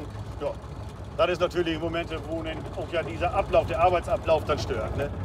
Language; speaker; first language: German; native; German